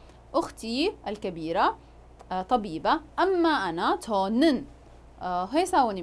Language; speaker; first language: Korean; non-native, fluent; Arabic